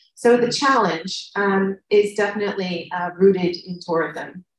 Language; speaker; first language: English; native; English